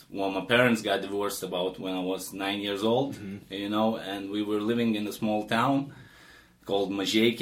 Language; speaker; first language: English; non-native, fluent; Lithuanian